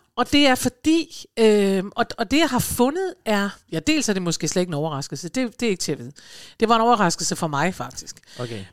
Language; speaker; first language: Danish; native; Danish